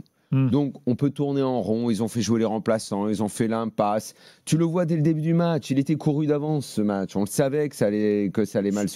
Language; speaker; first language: French; native; French